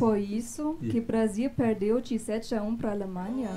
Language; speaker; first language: Portuguese; non-native, fluent; German